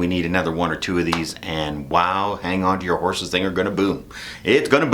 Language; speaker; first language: English; native; English